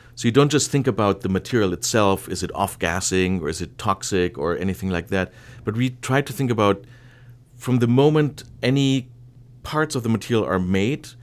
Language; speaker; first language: English; non-native, fluent; German